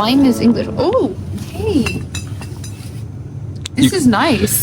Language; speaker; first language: English; non-native, fluent; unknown